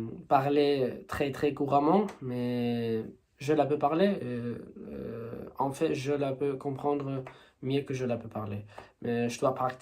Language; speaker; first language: French; non-native, learner; Spanish